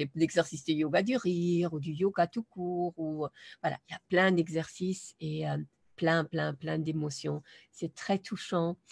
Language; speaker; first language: French; non-native, fluent; German